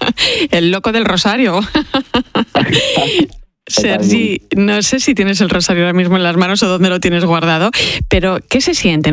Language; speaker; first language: Spanish; native; Spanish